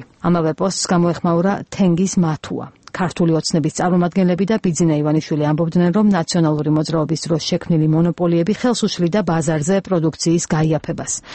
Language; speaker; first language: Georgian; native; Georgian